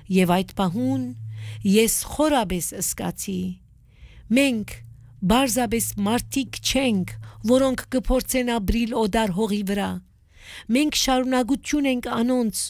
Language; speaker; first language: Armenian; early bilingual, heritage; Armenian